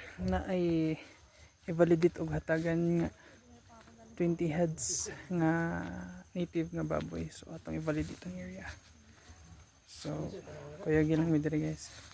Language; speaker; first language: Cebuano; native; Cebuano